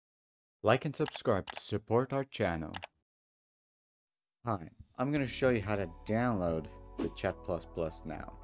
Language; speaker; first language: English; native; English